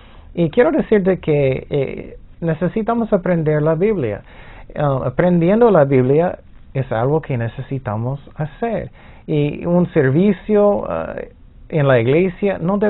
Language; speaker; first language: Spanish; non-native, fluent; English